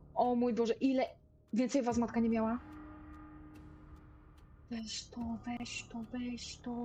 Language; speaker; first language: Polish; native; Polish